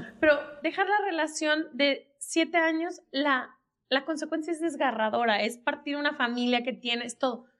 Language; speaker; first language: Spanish; native; Spanish